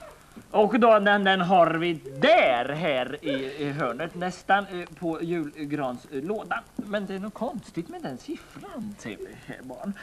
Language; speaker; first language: Swedish; native; Swedish